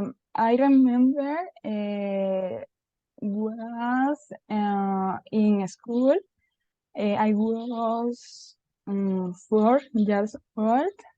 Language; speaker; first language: English; non-native, learner; Spanish